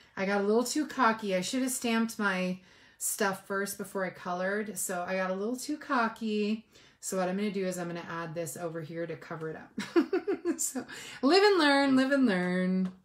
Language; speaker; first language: English; native; English